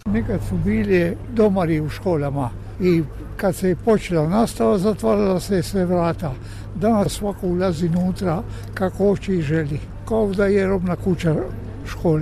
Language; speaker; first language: Croatian; native; Croatian